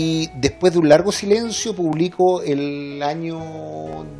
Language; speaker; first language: Spanish; native; Spanish